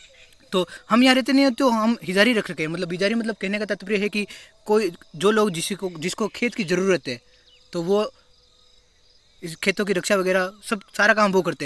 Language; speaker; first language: Hindi; non-native, local second language; Rajasthani